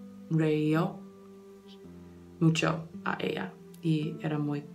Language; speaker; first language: Spanish; non-native, learner; English